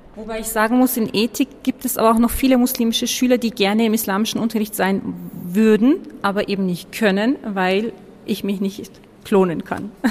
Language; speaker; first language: German; early bilingual, other home language; Turkish